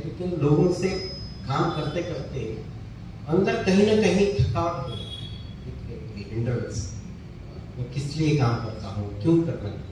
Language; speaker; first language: Hindi; non-native, local second language; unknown